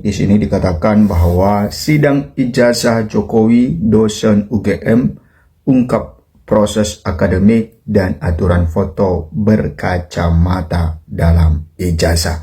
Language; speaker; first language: Indonesian; native; Indonesian